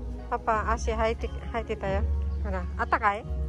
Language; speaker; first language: Japanese; non-native, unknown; Filipino